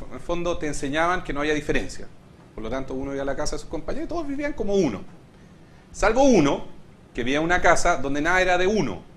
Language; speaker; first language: Spanish; non-native, fluent; Hungarian